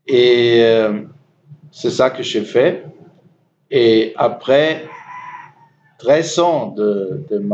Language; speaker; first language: French; non-native, learner; German